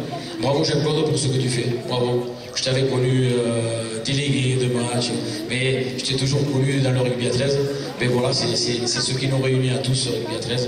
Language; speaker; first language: French; native; French